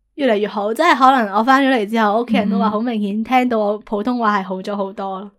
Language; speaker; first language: Cantonese; native; Cantonese